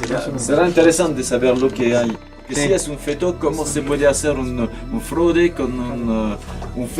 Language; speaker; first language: Spanish; non-native, fluent; French